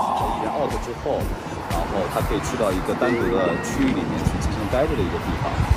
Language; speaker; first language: Chinese; native; Chinese